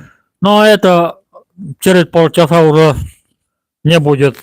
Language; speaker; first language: Russian; non-native, local second language; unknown